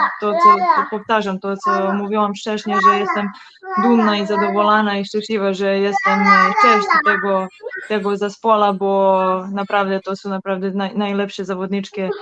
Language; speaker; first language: Polish; non-native, learner; Serbian